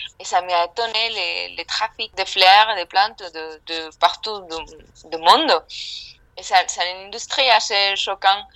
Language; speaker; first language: French; non-native, fluent; Spanish